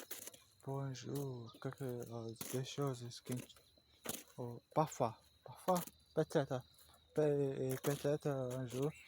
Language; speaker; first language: French; non-native, learner; Portuguese